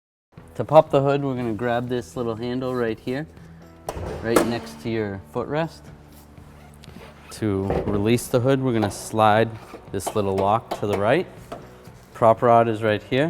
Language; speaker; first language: English; native; English